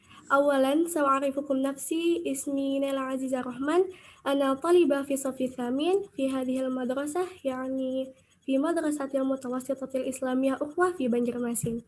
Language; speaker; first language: Arabic; non-native, learner; Indonesian